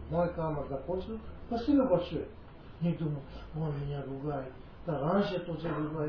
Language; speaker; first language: Russian; non-native, learner; Tibetan